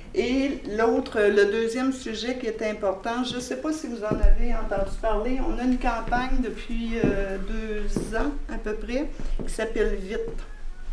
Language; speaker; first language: French; native; French